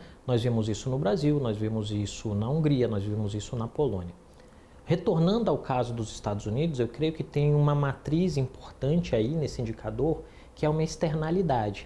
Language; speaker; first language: Portuguese; native; Portuguese